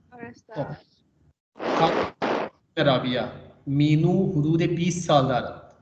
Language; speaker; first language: Persian; non-native, fluent; Urdu